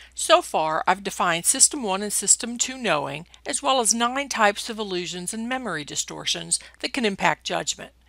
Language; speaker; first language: English; native; English